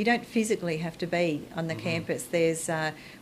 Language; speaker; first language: English; native; English